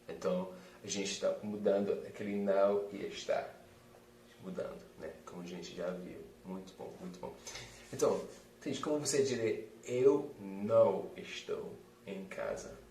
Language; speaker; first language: Portuguese; non-native, fluent; English